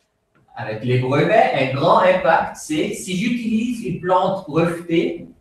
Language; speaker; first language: French; non-native, fluent; Swiss German